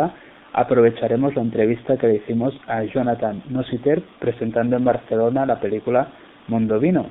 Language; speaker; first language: Spanish; native; Spanish